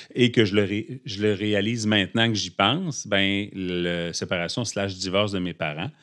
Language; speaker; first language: French; native; French